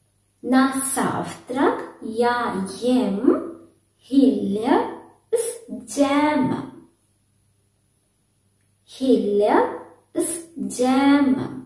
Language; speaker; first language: Russian; non-native, learner; Sinhala